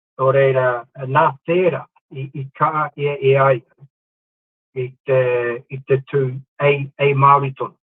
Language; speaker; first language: Māori; non-native, local second language; English